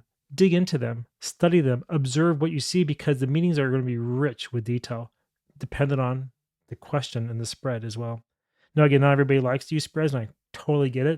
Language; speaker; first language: English; native; English